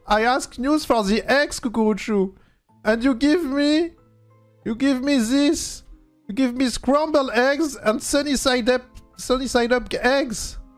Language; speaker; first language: English; non-native, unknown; French